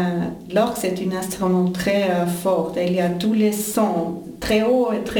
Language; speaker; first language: French; non-native, fluent; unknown